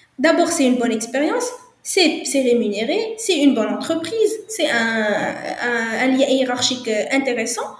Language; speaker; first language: French; non-native, local second language; Arabic